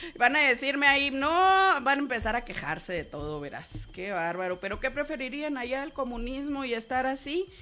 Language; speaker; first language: Spanish; native; Spanish